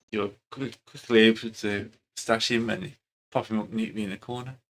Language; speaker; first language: English; native; English